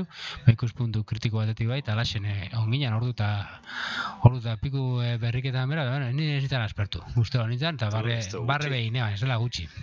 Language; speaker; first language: Basque; native; Basque